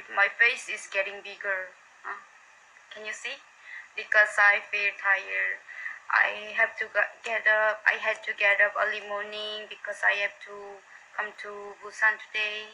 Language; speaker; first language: English; non-native, learner; Korean